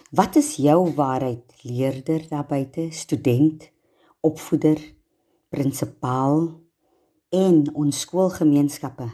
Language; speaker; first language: Afrikaans; native; Afrikaans